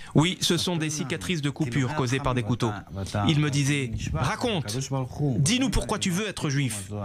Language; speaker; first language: French; non-native, fluent; Arabic